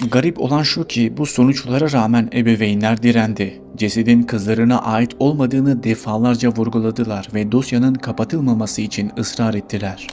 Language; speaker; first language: Turkish; native; Turkish